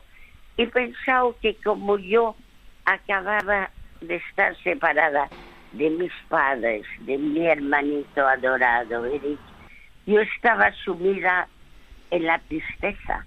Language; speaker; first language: Spanish; early bilingual, other home language; French